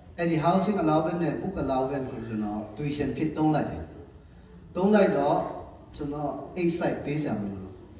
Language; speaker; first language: Burmese; non-native, local second language; Tedim Chin